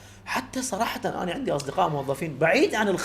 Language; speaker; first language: Arabic; native; Arabic